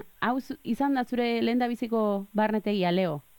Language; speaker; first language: Basque; native; Basque